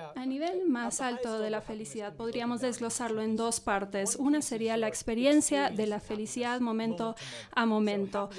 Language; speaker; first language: Spanish; non-native, fluent; English